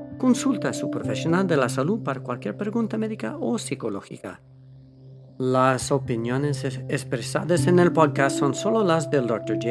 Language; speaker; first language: Spanish; non-native, fluent; English